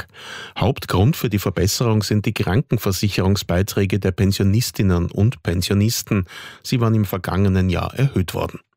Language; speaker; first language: German; native; German